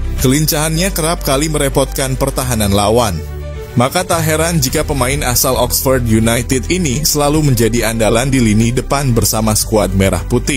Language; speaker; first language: Indonesian; native; Indonesian